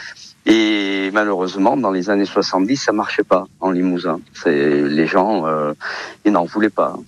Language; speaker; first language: French; early bilingual, other home language; Portuguese